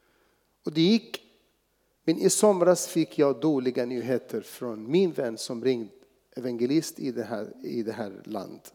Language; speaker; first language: Swedish; non-native, fluent; Arabic